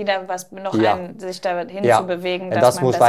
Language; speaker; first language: German; native; German